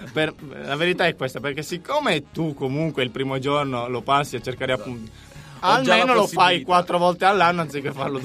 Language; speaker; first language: Italian; native; Italian